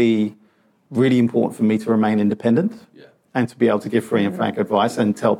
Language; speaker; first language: English; non-native, local second language; Punjabi